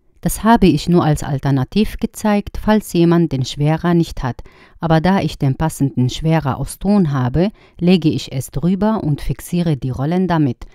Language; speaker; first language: German; non-native, fluent; Arabic